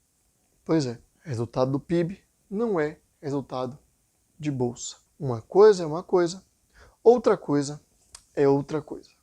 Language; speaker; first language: Portuguese; native; Portuguese